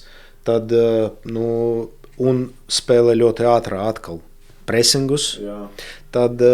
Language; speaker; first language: Latvian; non-native, local second language; Russian